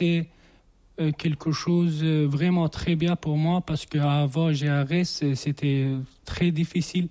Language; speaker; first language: French; non-native, learner; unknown